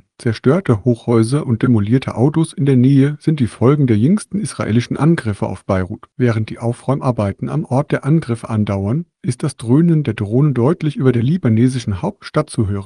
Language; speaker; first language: German; native; German